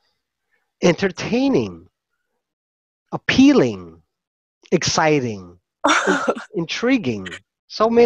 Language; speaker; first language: English; non-native, fluent; Filipino